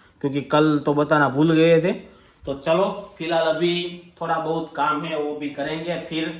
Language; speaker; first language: Hindi; non-native, local second language; Gujarati